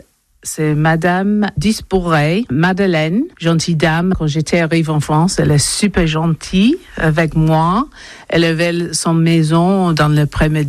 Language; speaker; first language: French; non-native, learner; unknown